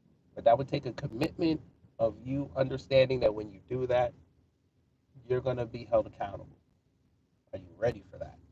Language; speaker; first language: English; native; English